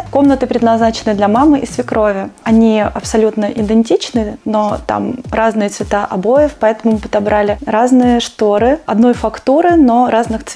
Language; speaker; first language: Russian; native; Russian